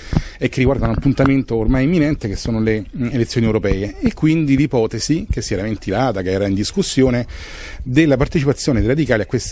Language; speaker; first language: Italian; native; Italian